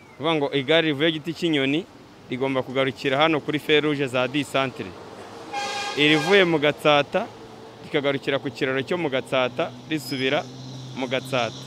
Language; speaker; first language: Kinyarwanda; native; Kinyarwanda